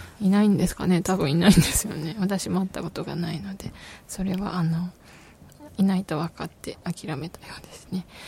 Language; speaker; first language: Japanese; native; Japanese